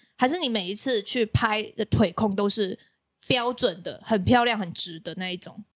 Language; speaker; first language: Chinese; non-native, local second language; Cantonese